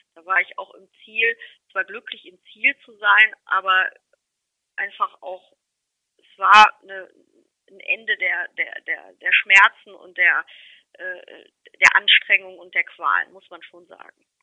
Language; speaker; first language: German; native; German